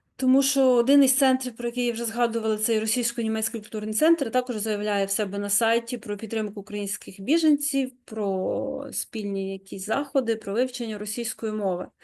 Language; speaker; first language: Ukrainian; native; Ukrainian